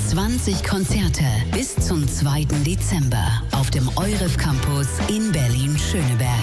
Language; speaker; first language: German; native; German